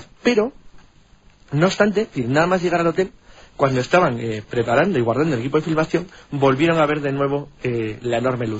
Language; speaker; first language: Spanish; native; Spanish